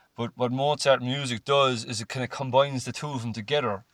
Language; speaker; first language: English; native; English